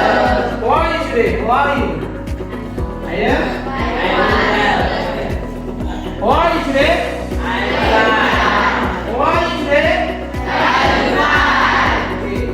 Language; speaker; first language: English; non-native, learner; Indonesian